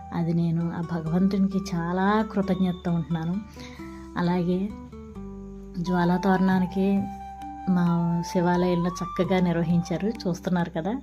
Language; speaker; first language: Telugu; native; Telugu